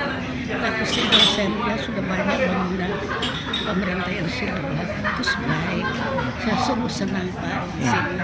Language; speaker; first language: Indonesian; non-native, fluent; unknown